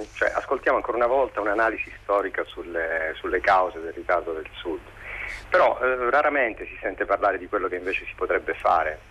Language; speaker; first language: Italian; native; Italian